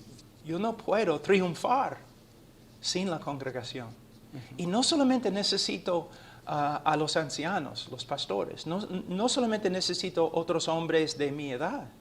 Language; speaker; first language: Spanish; non-native, fluent; English